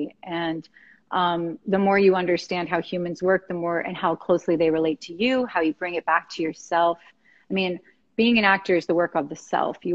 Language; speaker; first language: English; native; English